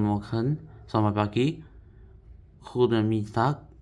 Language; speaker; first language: Dutch; non-native, learner; Indonesian